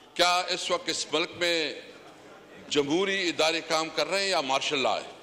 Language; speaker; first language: Urdu; non-native, local second language; Pashto